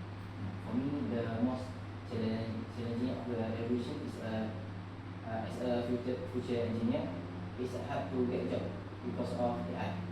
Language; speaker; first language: English; non-native, learner; Malay